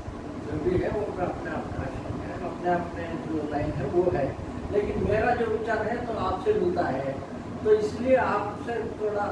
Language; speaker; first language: Hindi; non-native, local second language; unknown